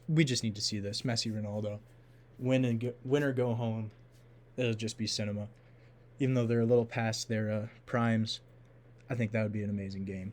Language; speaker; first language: English; native; English